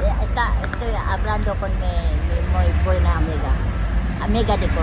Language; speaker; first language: Spanish; non-native, learner; Filipino